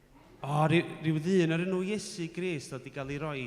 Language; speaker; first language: Welsh; native; Welsh